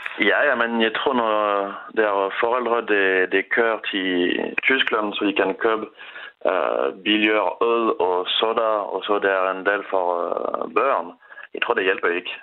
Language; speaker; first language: Danish; non-native, learner; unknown